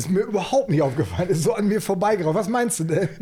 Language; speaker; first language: German; native; German